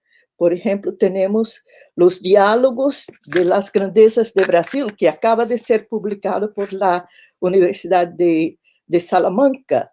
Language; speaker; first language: Spanish; non-native, fluent; Portuguese